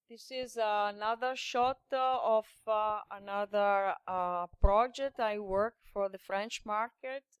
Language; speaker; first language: English; non-native, learner; Italian